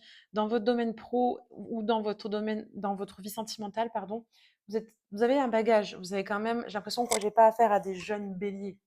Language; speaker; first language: French; native; French